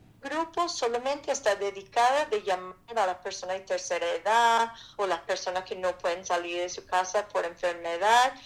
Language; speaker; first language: Spanish; non-native, fluent; English